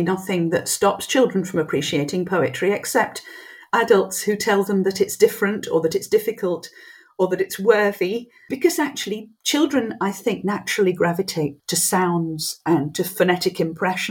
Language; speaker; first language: English; non-native, local second language; French